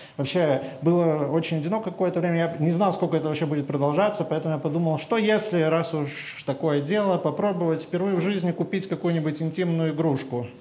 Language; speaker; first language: Russian; native; Russian